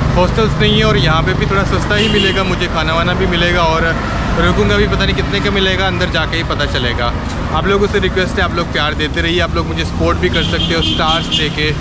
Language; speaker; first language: Hindi; native; Hindi